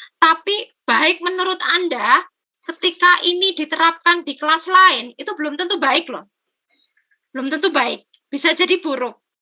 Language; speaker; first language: Indonesian; non-native, local second language; Javanese